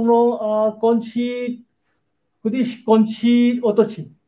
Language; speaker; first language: Czech; non-native, learner; Korean